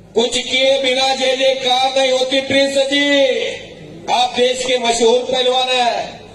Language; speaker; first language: Hindi; non-native, local second language; Marathi